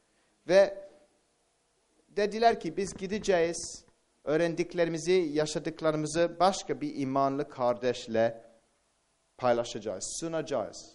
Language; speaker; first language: Turkish; non-native, fluent; English